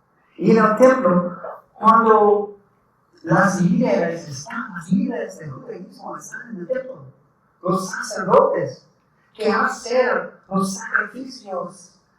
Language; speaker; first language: Spanish; non-native, learner; English